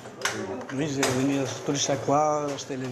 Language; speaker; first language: French; non-native, learner; Albanian